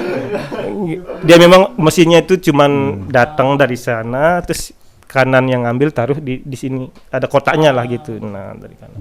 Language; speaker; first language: Indonesian; native; Indonesian